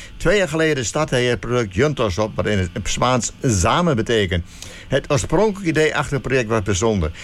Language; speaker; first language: Dutch; native; Dutch